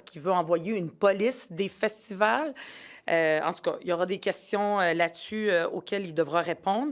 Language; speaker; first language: French; early bilingual, other home language; Arabic